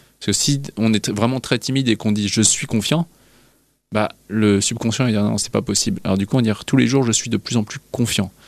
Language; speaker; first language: French; native; French